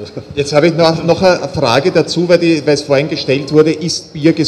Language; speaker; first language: German; native; German